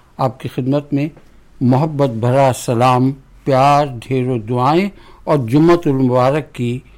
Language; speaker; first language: Urdu; native; Urdu